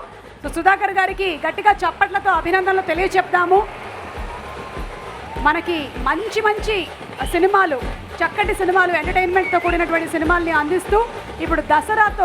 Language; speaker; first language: Telugu; native; Telugu